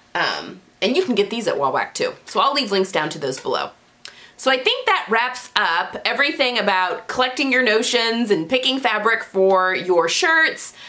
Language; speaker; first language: English; native; English